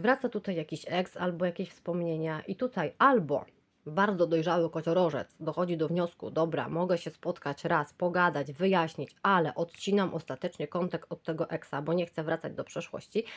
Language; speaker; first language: Polish; native; Polish